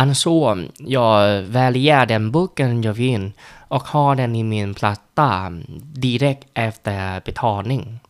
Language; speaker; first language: Swedish; non-native, learner; Vietnamese